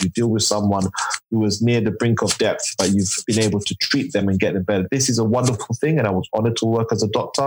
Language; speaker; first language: English; native; English